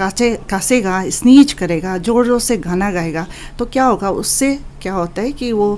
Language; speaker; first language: Hindi; non-native, local second language; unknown